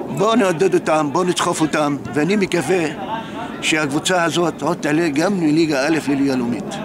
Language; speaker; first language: Hebrew; non-native, local second language; Arabic